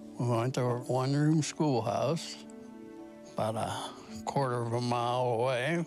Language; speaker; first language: English; native; English